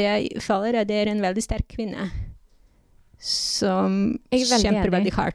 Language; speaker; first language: Norwegian; non-native, fluent; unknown